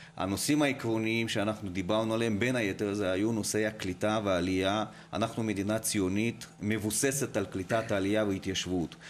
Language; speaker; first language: Hebrew; non-native, fluent; Russian